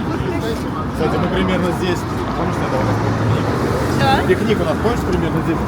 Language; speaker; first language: Russian; native; Russian